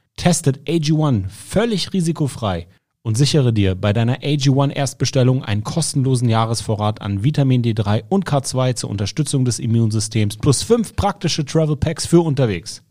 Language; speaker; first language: German; native; German